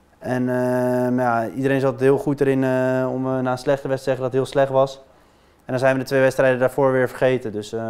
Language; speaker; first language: Dutch; native; Dutch